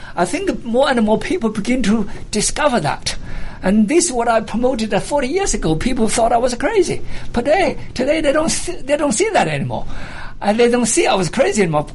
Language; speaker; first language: English; non-native, fluent; Chinese